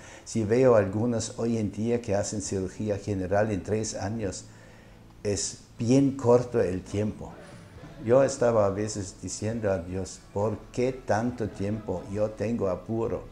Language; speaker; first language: Spanish; non-native, fluent; German